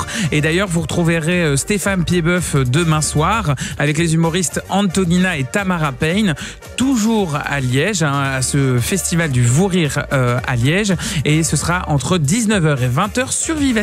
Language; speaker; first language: French; native; French